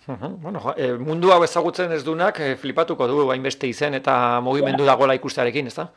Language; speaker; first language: Basque; native; Basque